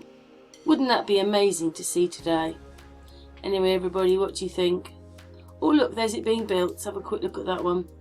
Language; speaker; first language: English; native; English